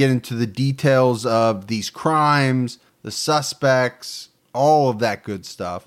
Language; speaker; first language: English; native; English